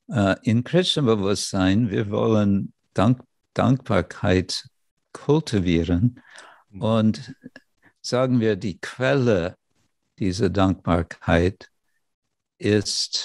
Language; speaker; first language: German; non-native, fluent; English